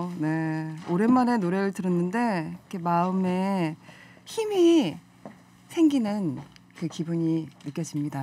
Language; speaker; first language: Korean; native; Korean